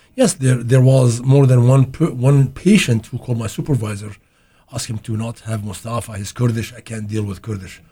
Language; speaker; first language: English; non-native, fluent; Arabic